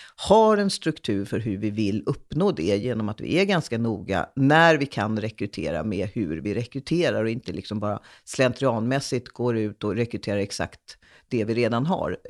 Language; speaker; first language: Swedish; early bilingual, other home language; Hungarian